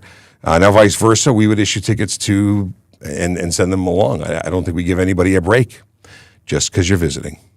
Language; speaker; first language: English; native; English